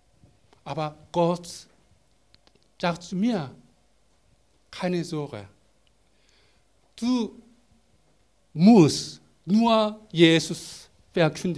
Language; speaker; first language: German; non-native, learner; Korean